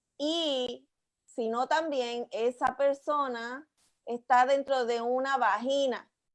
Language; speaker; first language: Spanish; native; Spanish